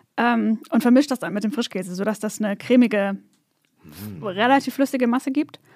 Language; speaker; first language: German; native; German